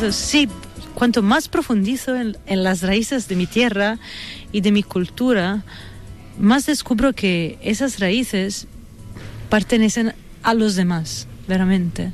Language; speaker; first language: Spanish; non-native, fluent; Italian